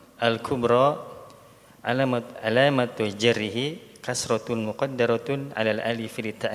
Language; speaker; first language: Arabic; non-native, learner; Indonesian